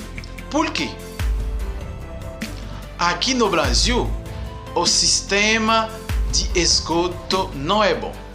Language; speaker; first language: Portuguese; non-native, learner; Haitian Creole